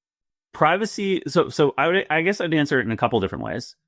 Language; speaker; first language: English; native; English